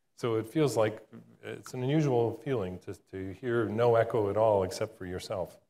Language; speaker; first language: English; native; English